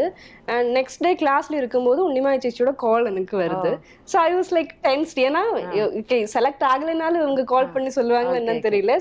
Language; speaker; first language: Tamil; non-native, local second language; Malayalam